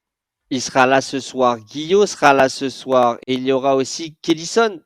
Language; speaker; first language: French; native; French